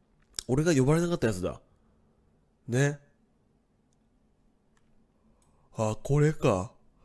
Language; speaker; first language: Japanese; native; Japanese